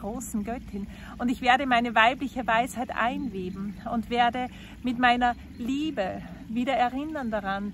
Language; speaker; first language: German; native; German